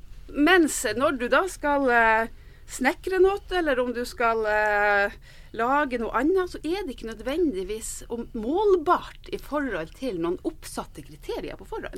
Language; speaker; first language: Norwegian; native; Norwegian